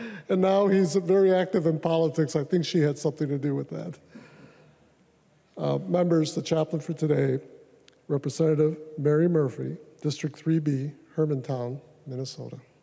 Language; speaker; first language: English; native; English